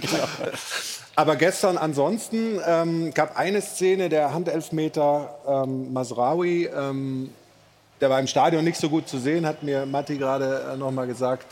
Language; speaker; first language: German; native; German